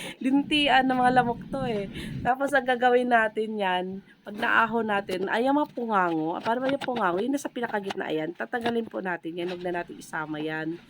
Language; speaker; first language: Filipino; non-native, local second language; Cebuano